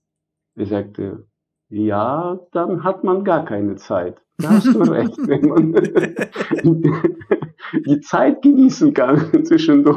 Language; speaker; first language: German; non-native, fluent; Arabic